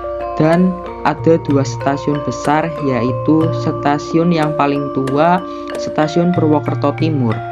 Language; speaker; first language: Indonesian; native; Indonesian